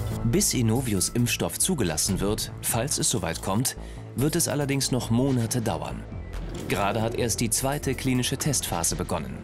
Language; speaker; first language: German; native; German